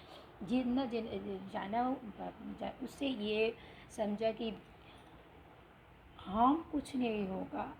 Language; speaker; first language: Hindi; non-native, local second language; Bangla